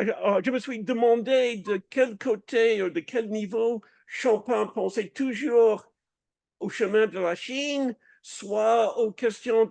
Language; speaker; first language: French; non-native, fluent; English